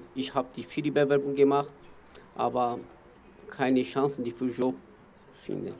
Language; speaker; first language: German; non-native, learner; Kurdish